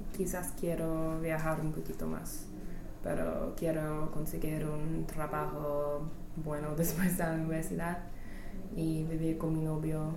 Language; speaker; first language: Spanish; non-native, fluent; English